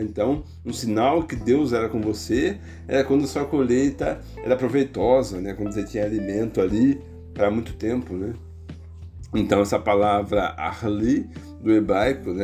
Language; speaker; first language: Portuguese; native; Portuguese